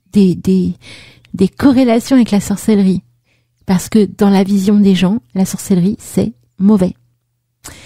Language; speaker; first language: French; native; French